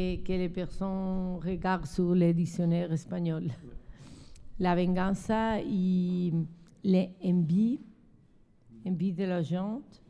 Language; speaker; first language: French; non-native, learner; Spanish